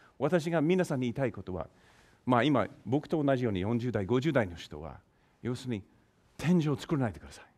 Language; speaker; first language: Japanese; non-native, fluent; English